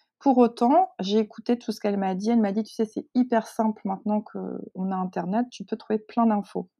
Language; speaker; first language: French; native; French